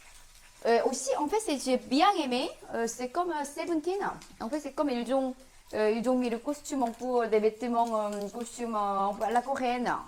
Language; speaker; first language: French; non-native, learner; Korean